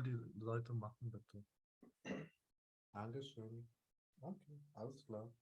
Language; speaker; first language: German; early bilingual, other home language; Urdu